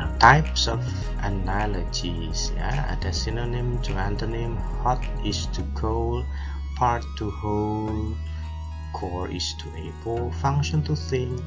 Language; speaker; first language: English; non-native, fluent; Indonesian